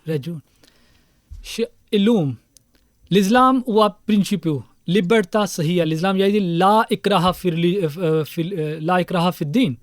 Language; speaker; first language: Maltese; non-native, fluent; Urdu